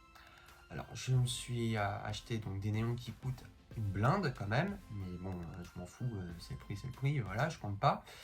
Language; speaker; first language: French; native; French